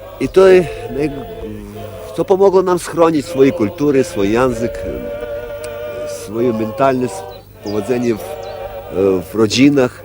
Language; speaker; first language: Polish; non-native, local second language; Ukrainian